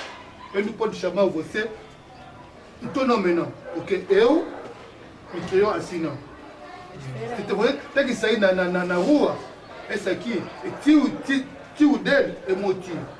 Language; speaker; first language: Portuguese; non-native, learner; Lingala